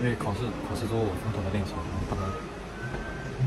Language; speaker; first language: Chinese; native; Chinese